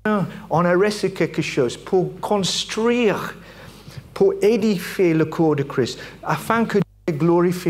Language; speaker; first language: French; non-native, fluent; English